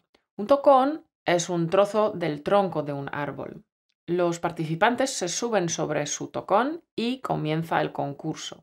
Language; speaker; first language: Spanish; native; Spanish